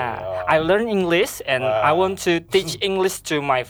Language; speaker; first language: English; non-native, learner; Indonesian